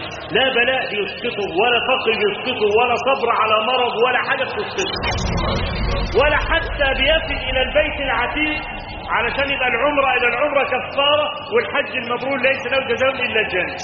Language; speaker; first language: Arabic; native; Arabic